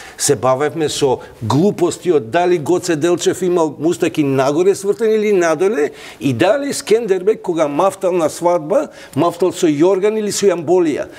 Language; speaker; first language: Macedonian; non-native, local second language; Albanian